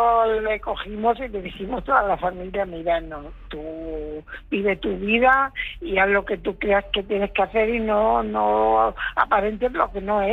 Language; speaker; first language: Spanish; native; Spanish